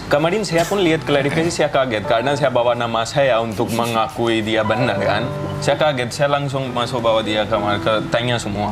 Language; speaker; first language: Indonesian; non-native, fluent; Hindi